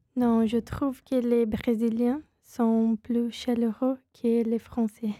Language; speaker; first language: French; non-native, learner; Portuguese